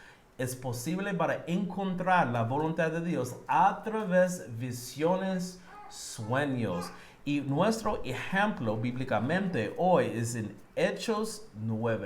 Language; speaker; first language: Spanish; non-native, learner; English